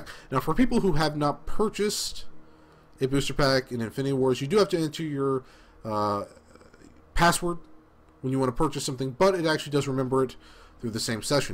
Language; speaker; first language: English; native; English